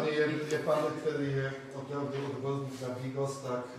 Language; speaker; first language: Czech; non-native, fluent; Polish